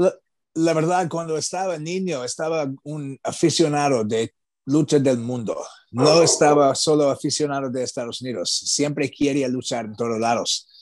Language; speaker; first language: Spanish; non-native, learner; English